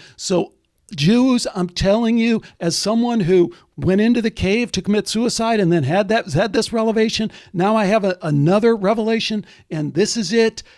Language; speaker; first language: English; native; English